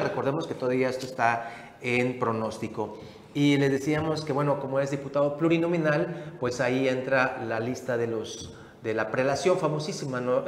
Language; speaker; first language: Spanish; native; Spanish